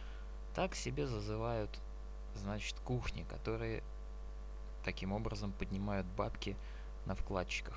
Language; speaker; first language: Russian; native; Russian